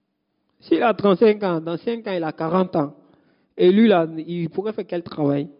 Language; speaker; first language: French; non-native, fluent; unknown